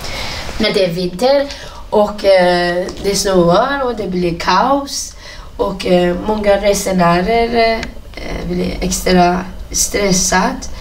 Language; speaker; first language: Swedish; non-native, fluent; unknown